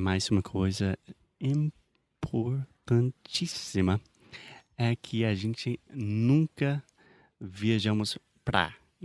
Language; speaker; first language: Portuguese; non-native, fluent; English